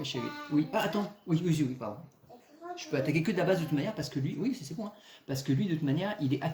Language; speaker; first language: French; native; French